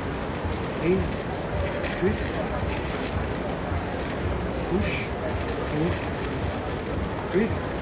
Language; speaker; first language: English; non-native, learner; Italian